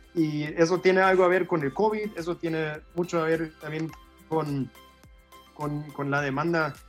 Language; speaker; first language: Spanish; non-native, fluent; German